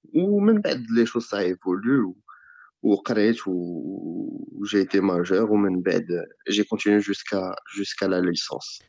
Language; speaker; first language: French; non-native, local second language; Arabic